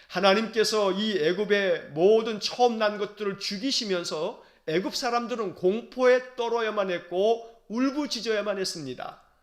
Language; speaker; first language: Korean; native; Korean